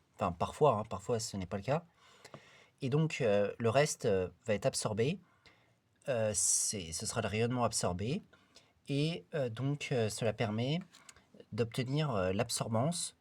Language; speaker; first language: French; native; French